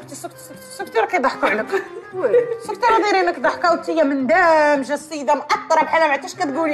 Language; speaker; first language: Arabic; native; Arabic